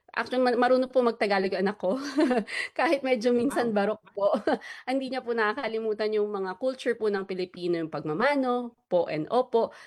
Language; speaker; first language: Filipino; native; Filipino